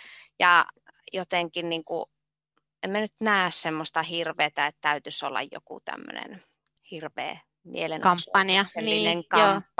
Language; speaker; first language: Finnish; native; Finnish